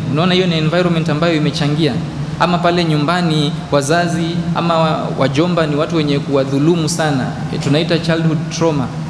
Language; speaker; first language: Swahili; native; Swahili